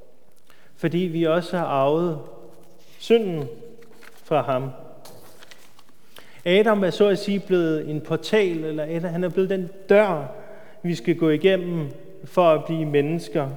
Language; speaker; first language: Danish; native; Danish